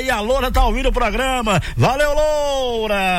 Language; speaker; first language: Portuguese; native; Portuguese